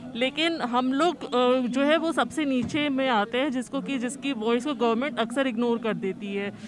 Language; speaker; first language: Hindi; native; Hindi